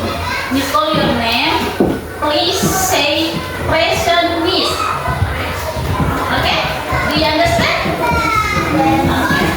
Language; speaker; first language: English; non-native, learner; Indonesian